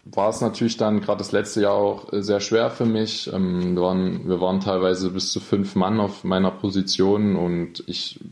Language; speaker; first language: German; native; German